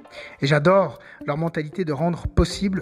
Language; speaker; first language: French; native; French